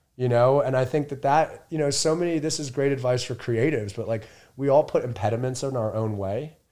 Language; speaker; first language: English; native; English